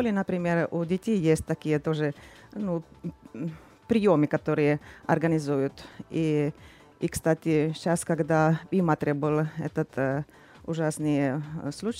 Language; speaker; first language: Russian; non-native, fluent; Finnish